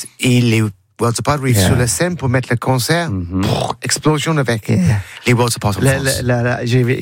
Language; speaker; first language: French; non-native, learner; English